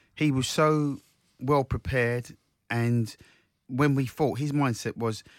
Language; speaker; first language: English; native; English